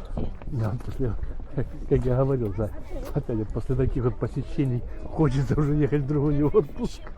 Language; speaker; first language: Russian; native; Russian